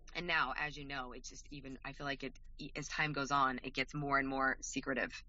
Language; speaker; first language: English; native; English